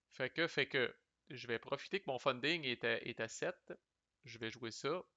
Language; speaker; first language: French; native; French